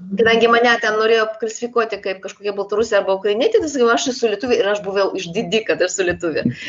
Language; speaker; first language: Lithuanian; non-native, local second language; Polish